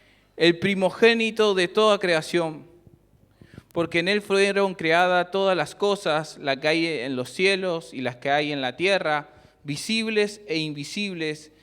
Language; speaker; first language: Spanish; native; Spanish